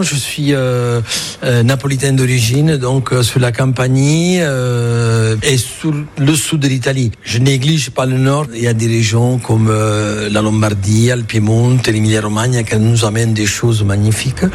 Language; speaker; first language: French; non-native, fluent; Italian